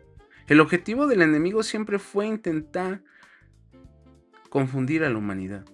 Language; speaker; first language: Spanish; native; Spanish